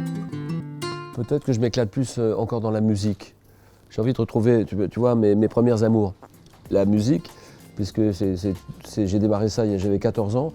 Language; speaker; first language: French; native; French